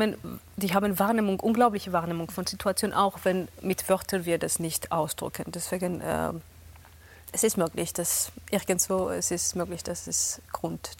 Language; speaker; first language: German; non-native, fluent; Georgian